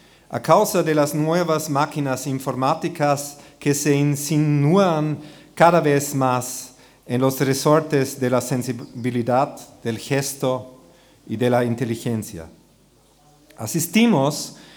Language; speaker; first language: Spanish; non-native, learner; German